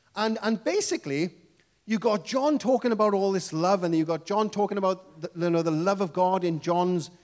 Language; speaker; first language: English; native; English